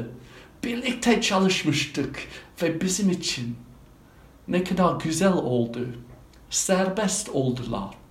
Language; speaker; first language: Turkish; non-native, fluent; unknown